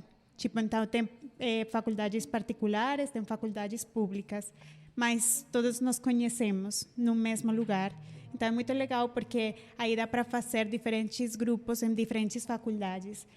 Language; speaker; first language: Portuguese; non-native, fluent; Spanish